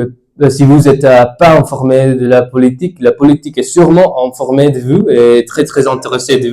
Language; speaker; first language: French; non-native, learner; Spanish